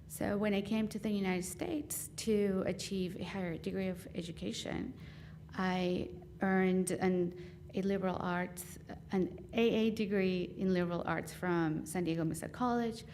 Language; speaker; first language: English; non-native, fluent; Spanish